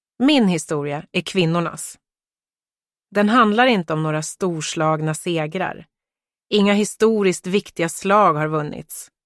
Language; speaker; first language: Swedish; early bilingual, other home language; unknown